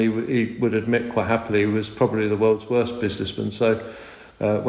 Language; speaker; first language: English; native; English